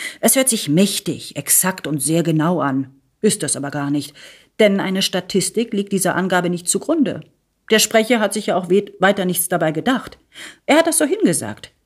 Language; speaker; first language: German; early bilingual, other home language; Italian